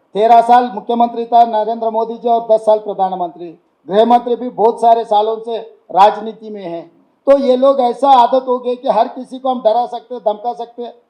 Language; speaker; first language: Hindi; non-native, local second language; Telugu